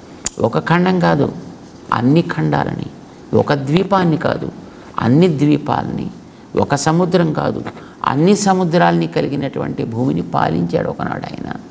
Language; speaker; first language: Telugu; native; Telugu